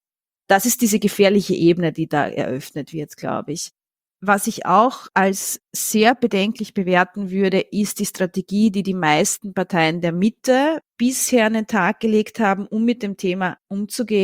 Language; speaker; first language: German; native; German